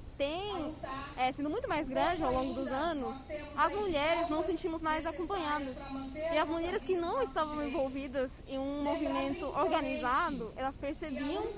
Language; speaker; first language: Portuguese; non-native, fluent; Spanish